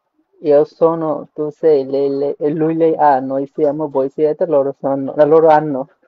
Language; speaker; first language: Italian; non-native, learner; Bangla